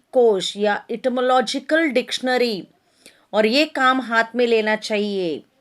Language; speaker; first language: Hindi; non-native, local second language; Marathi